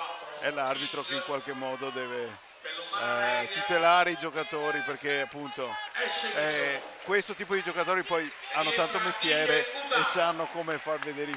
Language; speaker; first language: Italian; native; Italian